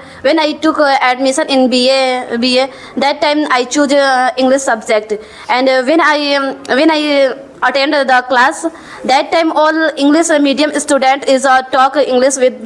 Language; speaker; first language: English; non-native, learner; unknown